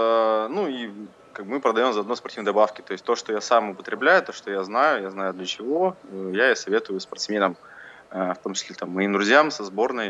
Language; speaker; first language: Russian; native; Russian